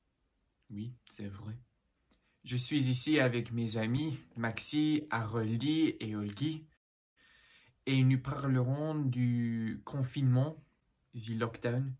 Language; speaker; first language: French; non-native, learner; English